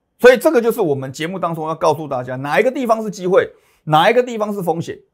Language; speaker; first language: Chinese; native; Chinese